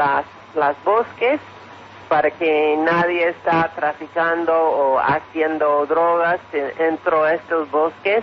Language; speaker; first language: Spanish; non-native, fluent; English